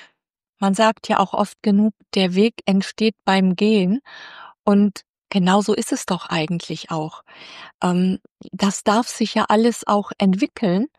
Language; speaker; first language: German; native; German